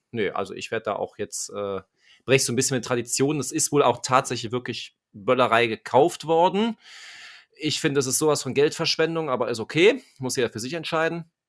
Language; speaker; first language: German; native; German